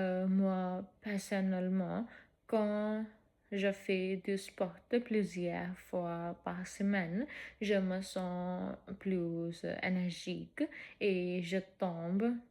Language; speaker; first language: French; non-native, fluent; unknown